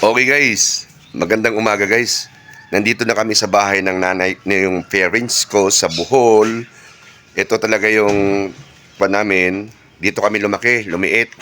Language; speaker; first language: Filipino; non-native, local second language; Cebuano